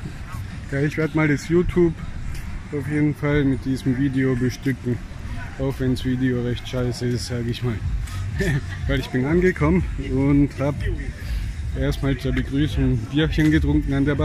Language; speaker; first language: German; native; German